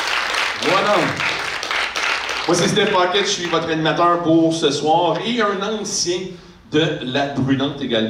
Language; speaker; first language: French; native; French